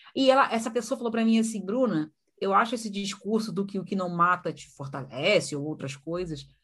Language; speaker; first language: Portuguese; native; Portuguese